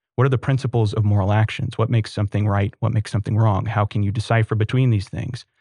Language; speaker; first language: English; native; English